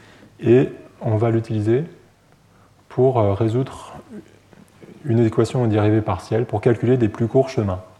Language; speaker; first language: French; native; French